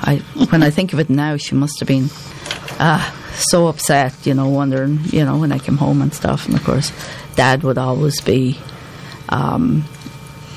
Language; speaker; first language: English; native; English